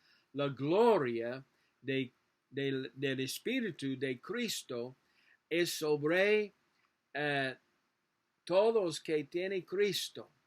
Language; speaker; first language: Spanish; non-native, learner; English